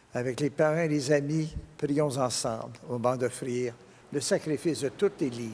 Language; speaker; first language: French; native; French